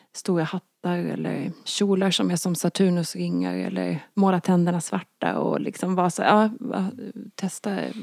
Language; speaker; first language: Swedish; native; Swedish